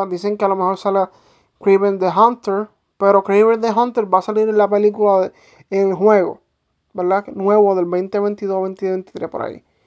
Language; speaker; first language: Spanish; native; Spanish